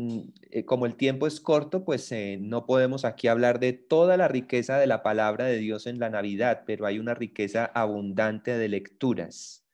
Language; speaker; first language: Spanish; native; Spanish